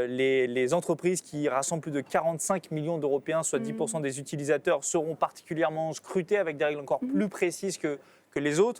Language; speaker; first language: French; native; French